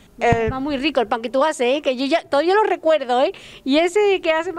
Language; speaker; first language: Spanish; native; Spanish